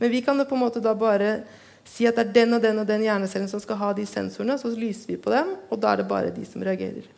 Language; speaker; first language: Norwegian; native; Norwegian